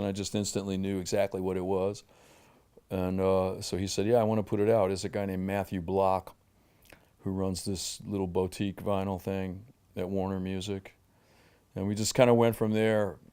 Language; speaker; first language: English; native; English